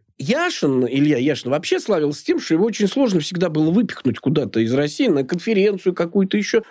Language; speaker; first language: Russian; native; Russian